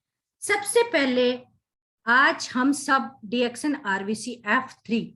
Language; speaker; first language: Hindi; native; Hindi